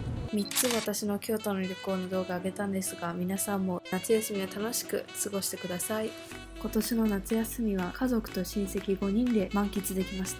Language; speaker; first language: Japanese; early bilingual, heritage; Japanese